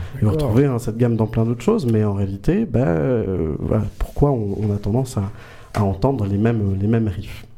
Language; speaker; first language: French; native; French